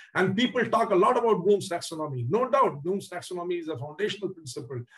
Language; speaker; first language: English; non-native, local second language; Tamil